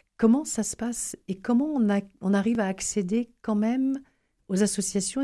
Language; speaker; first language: French; native; French